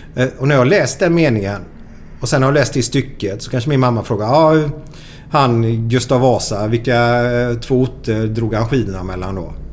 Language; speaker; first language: Swedish; native; Swedish